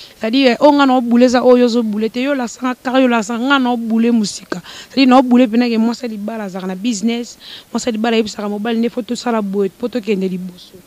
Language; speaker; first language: Lingala; native; Lingala